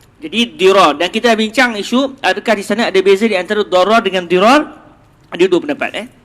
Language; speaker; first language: Malay; native; Malay